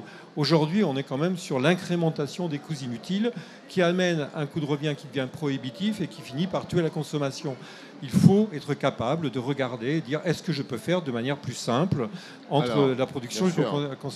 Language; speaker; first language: French; native; French